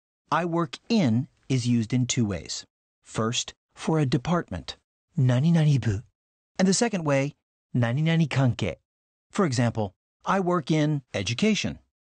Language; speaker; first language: English; native; English